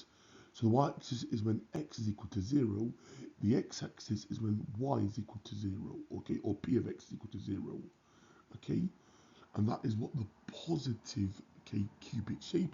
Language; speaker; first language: English; native; English